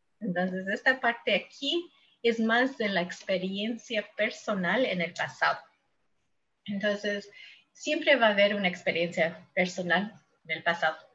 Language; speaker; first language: Spanish; non-native, fluent; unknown